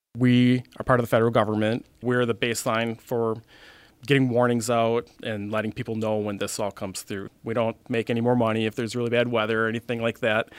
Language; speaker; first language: English; native; English